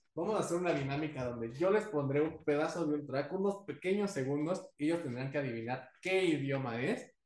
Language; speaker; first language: Spanish; native; Spanish